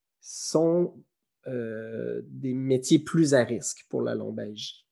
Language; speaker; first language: French; native; French